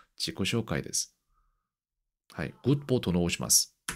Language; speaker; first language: Japanese; non-native, learner; Korean